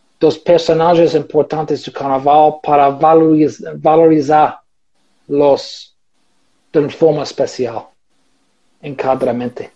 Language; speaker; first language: Portuguese; non-native, learner; English